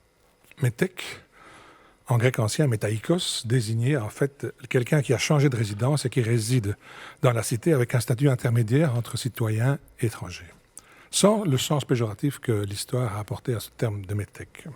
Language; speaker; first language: French; native; French